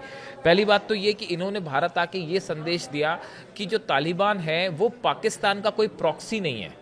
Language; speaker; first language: Hindi; native; Hindi